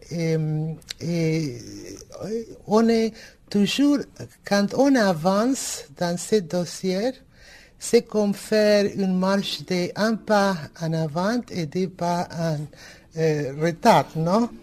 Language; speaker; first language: French; non-native, fluent; Spanish